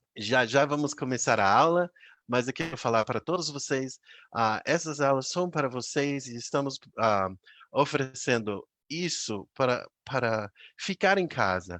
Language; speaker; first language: Portuguese; non-native, fluent; English